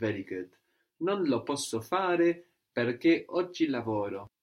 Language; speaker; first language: Italian; non-native, fluent; English